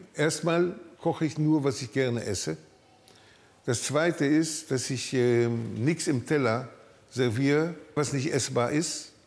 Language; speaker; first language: German; early bilingual, heritage; German